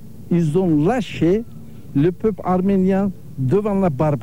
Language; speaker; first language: French; non-native, learner; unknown